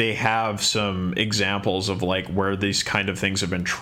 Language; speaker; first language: English; native; English